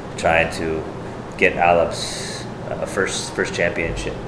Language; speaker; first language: English; native; English